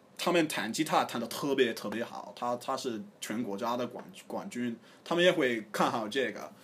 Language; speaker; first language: Chinese; non-native, fluent; English